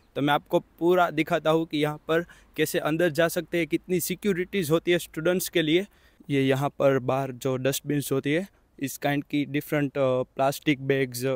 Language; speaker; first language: Hindi; non-native, local second language; Gujarati